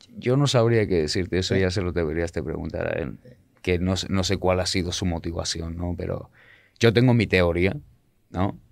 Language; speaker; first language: Spanish; non-native, fluent; Georgian